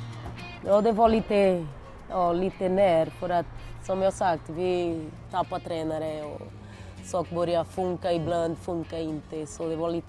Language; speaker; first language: Swedish; non-native, learner; Portuguese